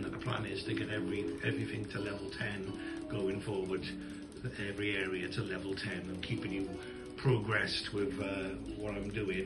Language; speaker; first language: English; native; English